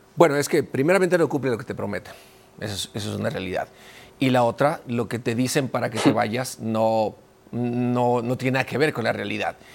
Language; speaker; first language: Spanish; native; Spanish